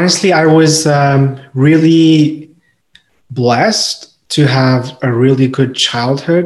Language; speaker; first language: English; non-native, local second language; Urdu